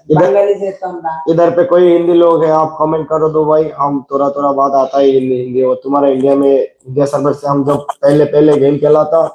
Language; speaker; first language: Hindi; non-native, learner; Bangla